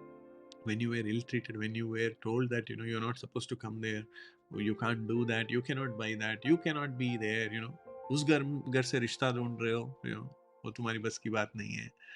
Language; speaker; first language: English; non-native, local second language; Hindi